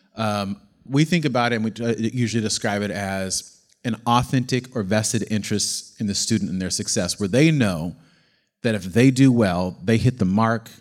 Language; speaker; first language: English; native; English